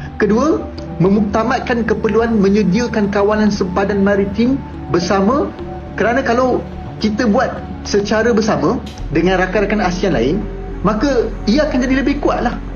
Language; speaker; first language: Malay; native; Malay